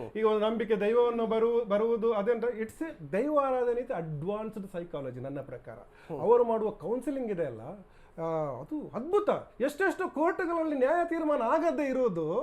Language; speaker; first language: Kannada; non-native, local second language; Tulu